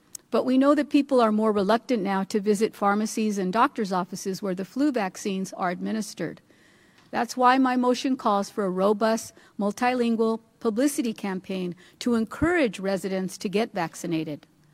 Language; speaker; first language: English; early bilingual, other home language; Spanish